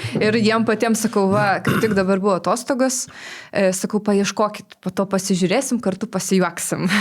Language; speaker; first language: Lithuanian; non-native, local second language; Polish